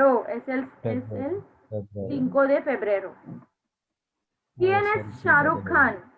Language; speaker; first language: Spanish; non-native, learner; Hindi